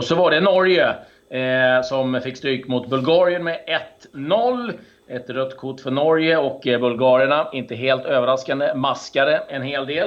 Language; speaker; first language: Swedish; native; Swedish